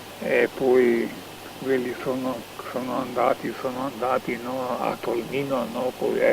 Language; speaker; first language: Italian; non-native, learner; Slovenian